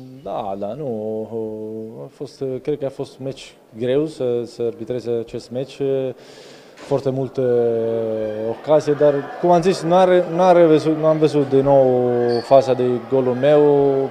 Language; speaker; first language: Romanian; non-native, learner; Italian